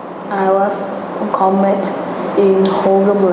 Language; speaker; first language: English; non-native, learner; Vietnamese